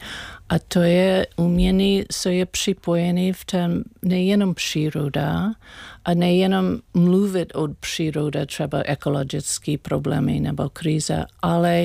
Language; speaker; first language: Czech; non-native, learner; English